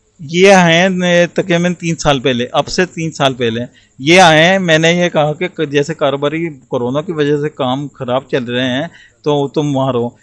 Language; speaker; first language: Urdu; non-native, local second language; Punjabi